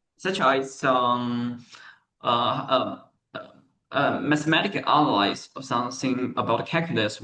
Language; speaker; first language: English; non-native, learner; Chinese